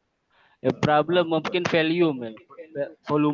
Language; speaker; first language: English; non-native, learner; Indonesian